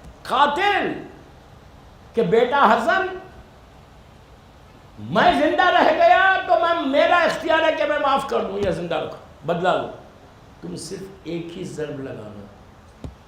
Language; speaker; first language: Urdu; native; Urdu